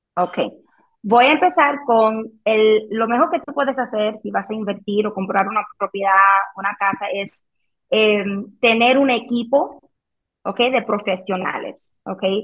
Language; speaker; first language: Spanish; early bilingual, heritage; Spanish